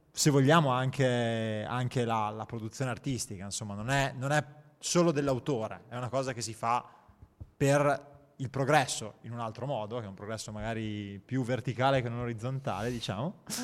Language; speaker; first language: Italian; native; Italian